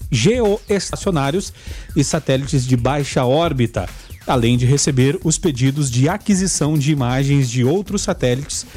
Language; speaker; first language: Portuguese; native; Portuguese